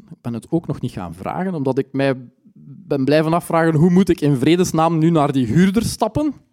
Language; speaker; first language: Dutch; native; Dutch